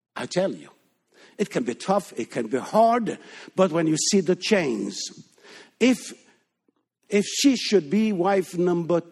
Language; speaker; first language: English; non-native, fluent; Danish